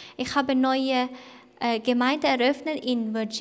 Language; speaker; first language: German; non-native, fluent; Thai